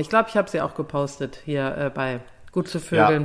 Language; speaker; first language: German; native; German